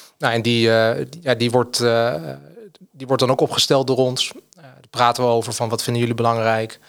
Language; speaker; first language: Dutch; native; Dutch